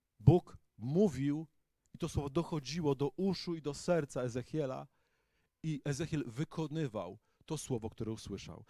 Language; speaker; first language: Polish; native; Polish